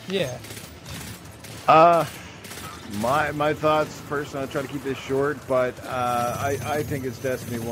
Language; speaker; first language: English; native; English